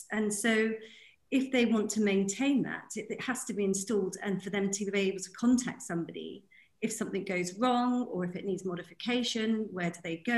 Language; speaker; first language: English; native; English